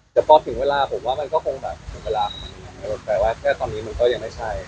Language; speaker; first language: Thai; native; Thai